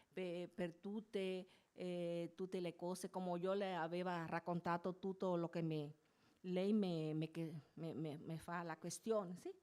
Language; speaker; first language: Italian; non-native, learner; Spanish